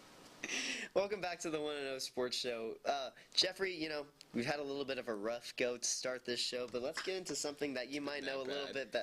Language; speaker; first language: English; native; English